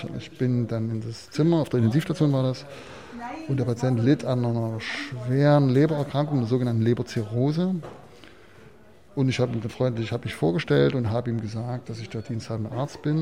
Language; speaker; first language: German; native; German